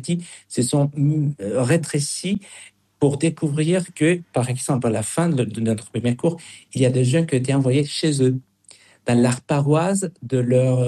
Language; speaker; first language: French; non-native, fluent; Spanish